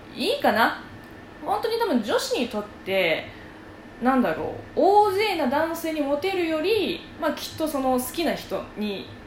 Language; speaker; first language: Japanese; non-native, fluent; Chinese